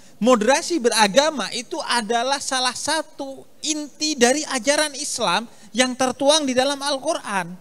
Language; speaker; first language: Indonesian; native; Indonesian